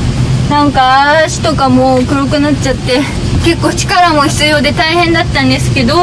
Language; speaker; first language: Japanese; native; Japanese